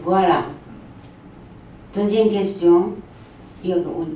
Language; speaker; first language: French; non-native, fluent; Chinese